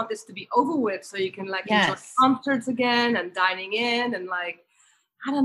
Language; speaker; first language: English; non-native, fluent; Dutch